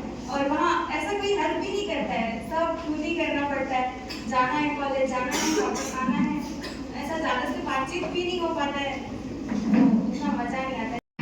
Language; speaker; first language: Hindi; non-native, local second language; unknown